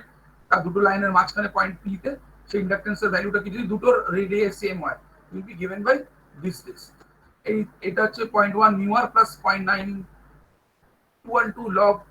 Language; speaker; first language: Bangla; native; Bangla